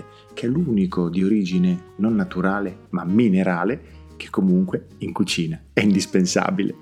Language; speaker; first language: Italian; native; Italian